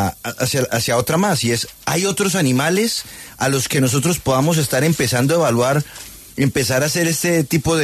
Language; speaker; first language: Spanish; native; Spanish